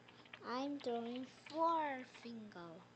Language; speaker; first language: English; non-native, learner; Korean